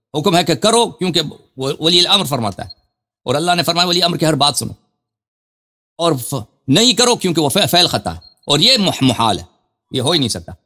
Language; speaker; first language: Urdu; non-native, fluent; Persian